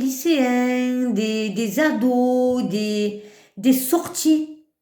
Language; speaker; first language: French; native; French